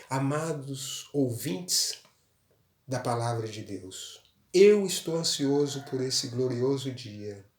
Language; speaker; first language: Portuguese; native; Portuguese